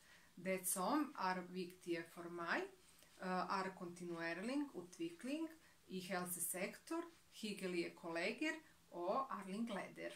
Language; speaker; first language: Norwegian; non-native, learner; Serbian